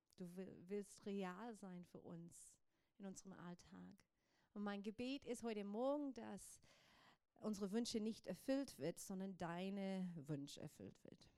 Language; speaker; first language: German; non-native, fluent; English